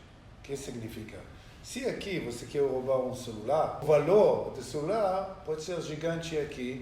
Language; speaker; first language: Portuguese; non-native, learner; Hebrew